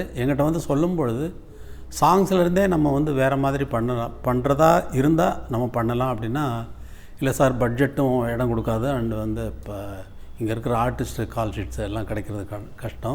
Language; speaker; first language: Tamil; native; Tamil